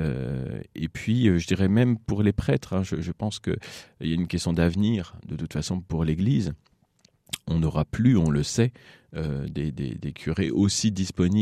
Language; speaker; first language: French; native; French